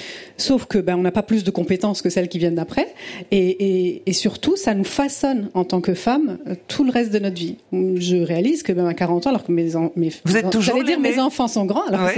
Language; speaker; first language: French; early bilingual, other home language; Italian